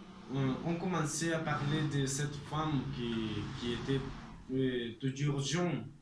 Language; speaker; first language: French; non-native, learner; Spanish